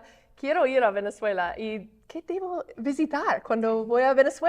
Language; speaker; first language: Spanish; non-native, fluent; English